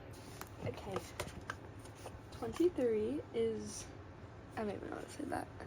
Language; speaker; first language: English; native; English